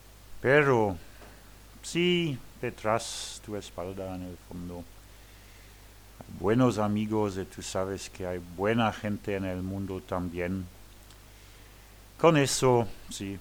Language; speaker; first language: Spanish; non-native, learner; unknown